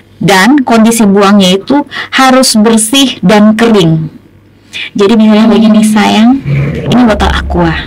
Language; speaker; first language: Indonesian; native; Indonesian